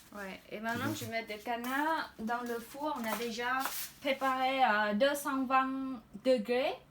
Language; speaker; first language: French; non-native, learner; Khmer